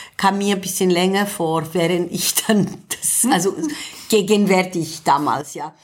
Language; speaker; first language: German; non-native, fluent; Greek